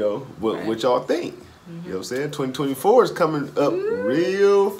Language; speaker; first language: English; native; English